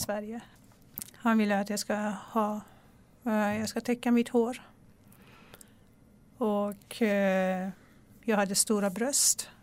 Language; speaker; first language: Swedish; non-native, fluent; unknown